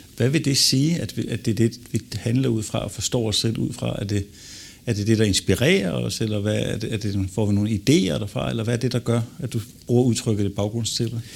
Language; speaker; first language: Danish; native; Danish